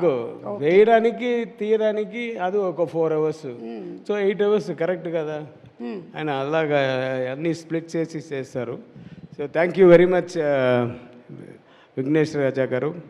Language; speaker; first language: Telugu; non-native, learner; Tamil